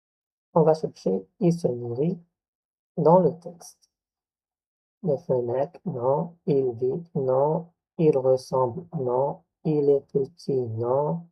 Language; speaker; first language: French; non-native, local second language; Arabic